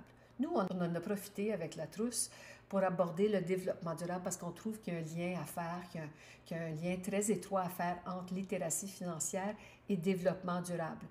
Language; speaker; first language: French; native; French